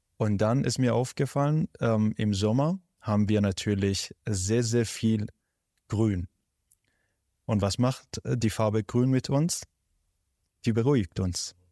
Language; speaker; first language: German; non-native, fluent; Persian